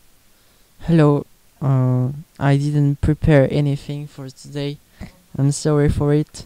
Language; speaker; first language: English; non-native, learner; Korean